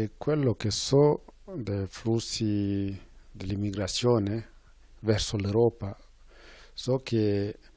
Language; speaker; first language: Italian; non-native, fluent; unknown